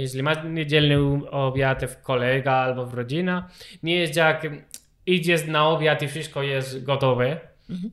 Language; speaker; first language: Polish; non-native, learner; Spanish